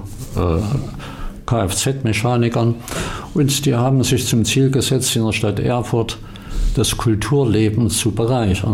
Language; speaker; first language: German; native; German